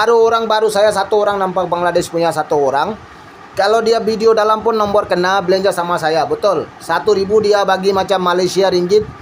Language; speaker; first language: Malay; non-native, learner; Bangla